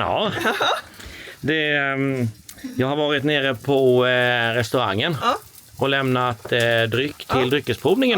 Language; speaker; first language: Swedish; native; Swedish